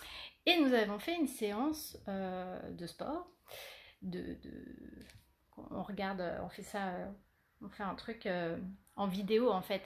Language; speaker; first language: French; native; French